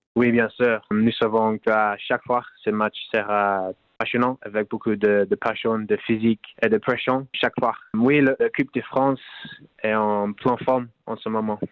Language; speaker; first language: French; non-native, learner; English